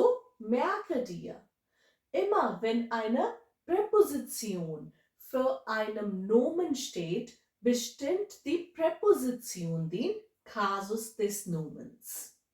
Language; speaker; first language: German; non-native, fluent; English